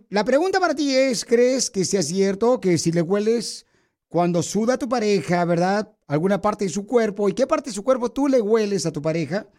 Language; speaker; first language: Spanish; native; Spanish